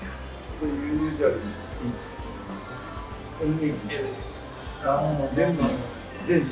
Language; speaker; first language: Japanese; native; Japanese